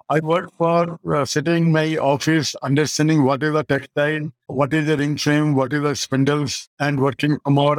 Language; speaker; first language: English; non-native, local second language; Marwari